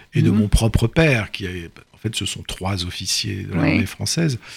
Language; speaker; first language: French; native; French